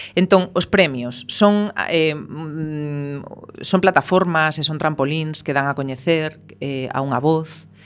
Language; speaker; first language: Galician; non-native, local second language; Spanish